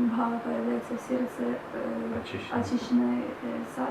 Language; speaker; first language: Russian; native; Russian